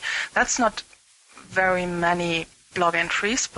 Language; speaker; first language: English; non-native, fluent; German